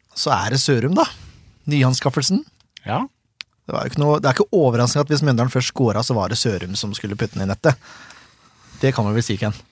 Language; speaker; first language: Norwegian; native; Norwegian